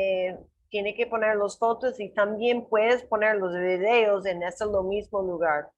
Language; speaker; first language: Spanish; non-native, learner; English